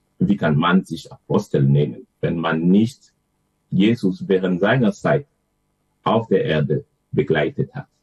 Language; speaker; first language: German; non-native, fluent; French